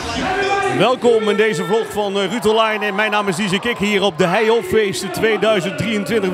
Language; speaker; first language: Dutch; native; Dutch